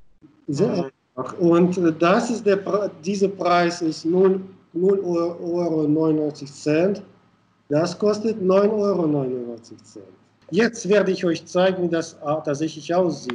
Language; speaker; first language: German; non-native, fluent; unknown